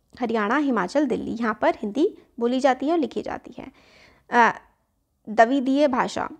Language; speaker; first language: Hindi; native; Hindi